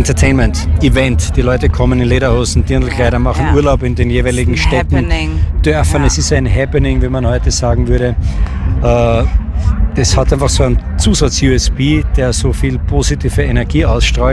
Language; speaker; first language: German; native; German